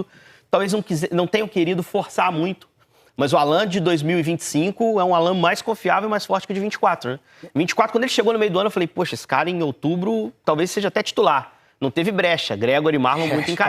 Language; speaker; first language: Portuguese; native; Portuguese